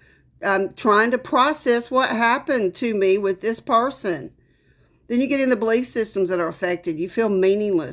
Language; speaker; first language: English; native; English